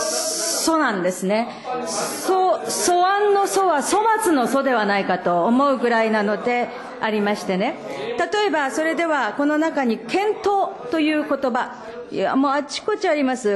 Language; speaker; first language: Japanese; native; Japanese